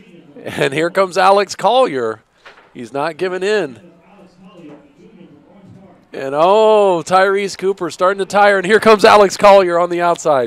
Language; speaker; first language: English; native; English